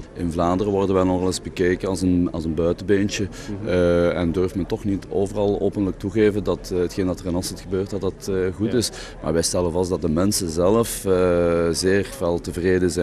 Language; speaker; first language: Dutch; native; Dutch